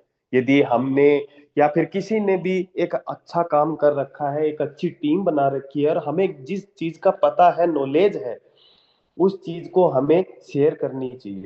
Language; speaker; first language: Hindi; native; Hindi